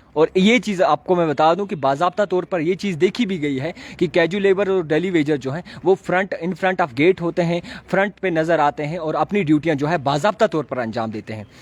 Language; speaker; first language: Hindi; non-native, local second language; Kashmiri